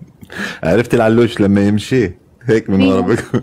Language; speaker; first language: Arabic; native; Arabic